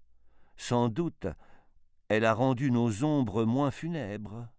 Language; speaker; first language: French; native; French